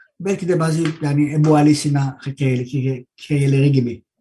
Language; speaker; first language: Turkish; non-native, learner; Greek